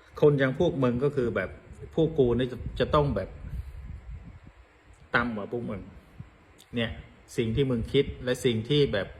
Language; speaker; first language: Thai; non-native, fluent; Khmer